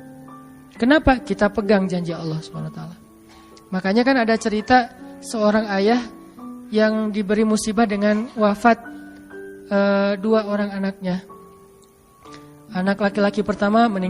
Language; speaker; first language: Indonesian; native; Indonesian